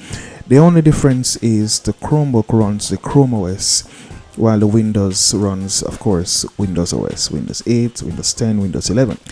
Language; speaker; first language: English; native; English